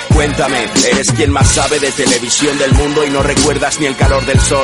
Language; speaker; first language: Spanish; native; Spanish